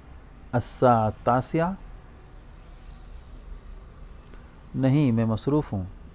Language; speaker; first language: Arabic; non-native, fluent; Urdu